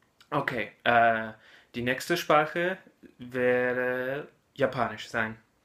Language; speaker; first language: German; non-native, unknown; English